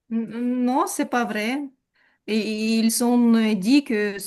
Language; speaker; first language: French; non-native, learner; Ukrainian